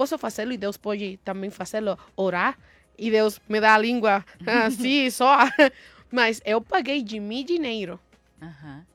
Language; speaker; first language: Portuguese; non-native, learner; Spanish